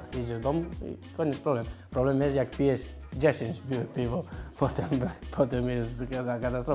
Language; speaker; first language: Polish; non-native, learner; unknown